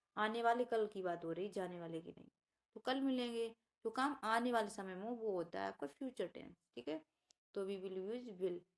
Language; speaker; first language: Hindi; native; Hindi